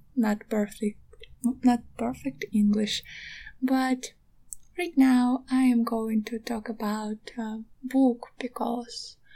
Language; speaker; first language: English; non-native, learner; Ukrainian